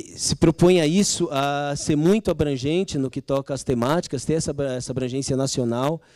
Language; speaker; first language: Portuguese; native; Portuguese